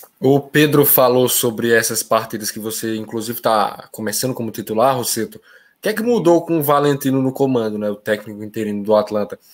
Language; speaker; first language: Portuguese; native; Portuguese